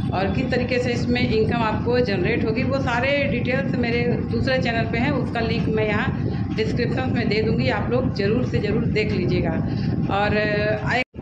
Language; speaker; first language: Hindi; native; Hindi